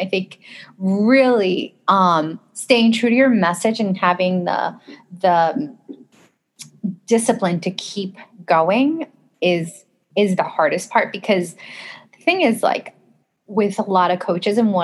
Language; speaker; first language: English; early bilingual, other home language; Spanish